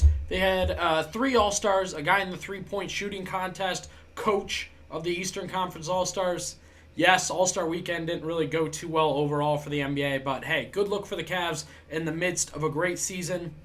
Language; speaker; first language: English; native; English